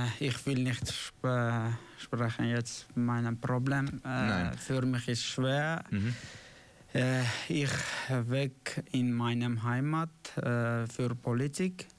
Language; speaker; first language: German; non-native, learner; Armenian